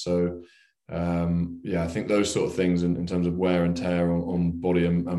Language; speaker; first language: English; native; English